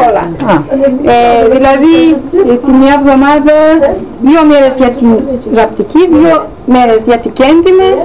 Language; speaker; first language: Greek; non-native, local second language; Turkish